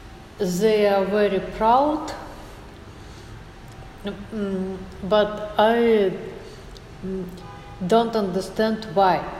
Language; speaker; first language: English; non-native, learner; Russian